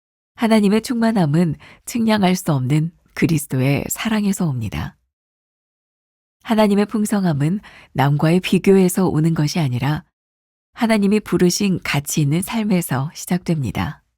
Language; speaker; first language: Korean; native; Korean